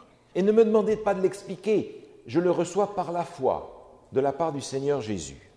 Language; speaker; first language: French; native; French